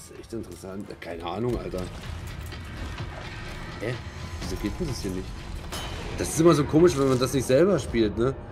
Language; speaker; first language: German; native; German